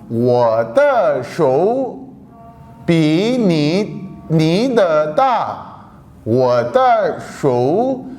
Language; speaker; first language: Chinese; non-native, fluent; Urdu